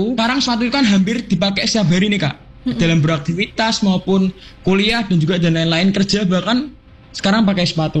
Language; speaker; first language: Indonesian; native; Indonesian